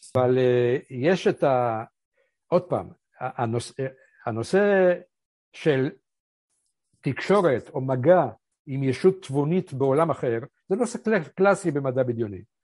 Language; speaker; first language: Hebrew; early bilingual, other home language; Polish